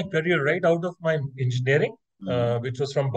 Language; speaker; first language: English; non-native, local second language; Hindi